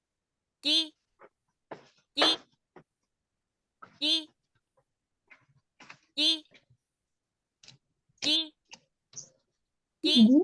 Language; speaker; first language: Japanese; non-native, learner; Filipino